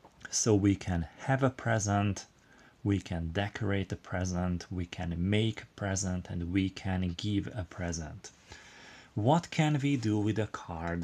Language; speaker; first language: English; non-native, fluent; Hungarian